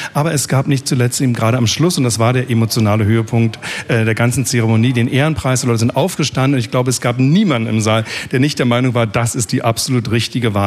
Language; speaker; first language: German; native; German